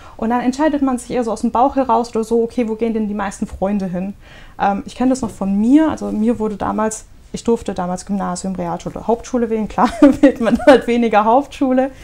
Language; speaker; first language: German; early bilingual, other home language; Russian